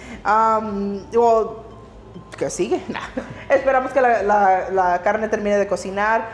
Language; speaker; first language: Spanish; early bilingual, heritage; Spanish